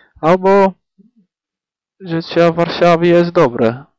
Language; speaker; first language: Polish; non-native, learner; Dutch